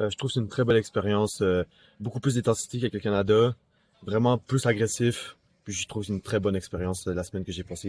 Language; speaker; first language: French; native; French